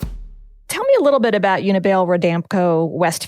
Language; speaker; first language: English; native; English